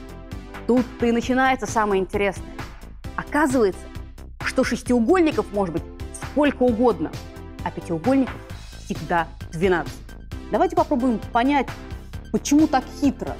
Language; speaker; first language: Russian; native; Russian